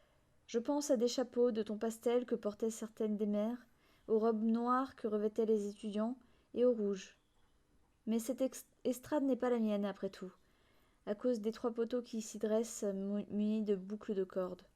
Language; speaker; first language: French; native; French